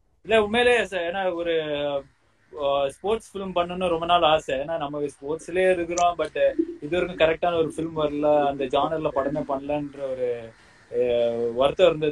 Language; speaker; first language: Tamil; native; Tamil